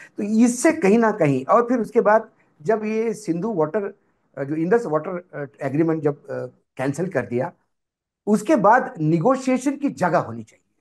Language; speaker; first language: Hindi; non-native, local second language; Marathi